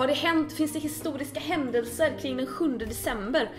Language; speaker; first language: Swedish; native; Swedish